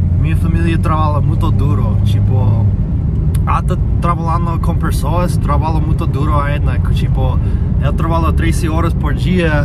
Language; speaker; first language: Portuguese; non-native, fluent; English